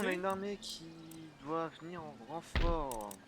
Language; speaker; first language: French; native; French